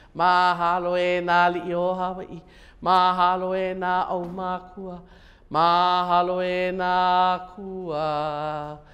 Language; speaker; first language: English; native; English